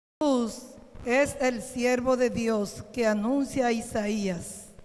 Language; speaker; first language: Spanish; native; Spanish